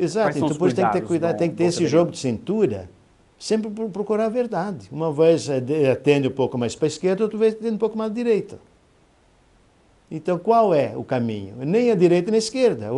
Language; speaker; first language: Portuguese; native; Portuguese